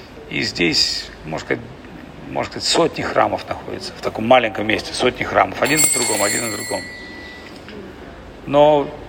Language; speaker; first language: Russian; native; Russian